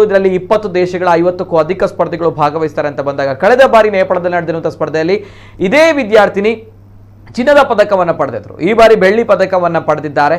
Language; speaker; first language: Kannada; native; Kannada